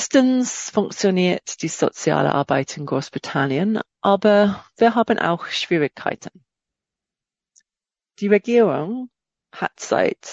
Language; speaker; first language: German; non-native, fluent; English